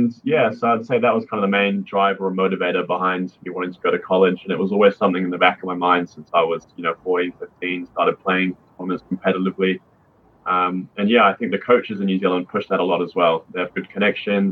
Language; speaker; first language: English; native; English